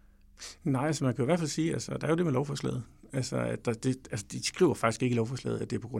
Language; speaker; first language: Danish; native; Danish